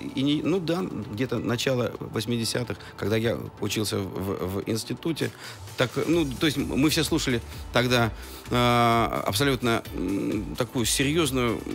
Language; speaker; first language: Russian; native; Russian